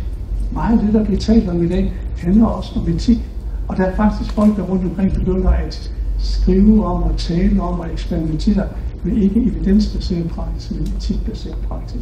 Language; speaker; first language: Danish; native; Danish